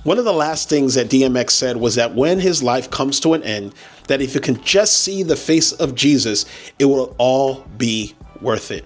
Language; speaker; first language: English; native; English